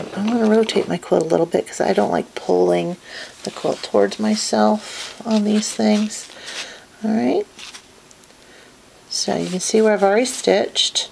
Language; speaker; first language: English; native; English